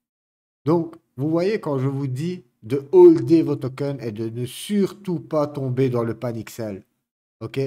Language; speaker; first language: French; native; French